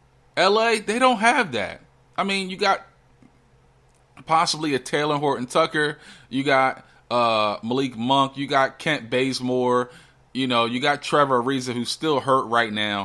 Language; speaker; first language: English; native; English